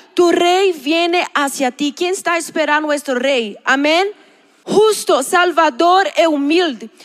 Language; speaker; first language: Spanish; non-native, learner; Portuguese